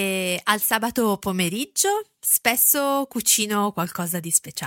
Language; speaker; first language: Italian; non-native, learner; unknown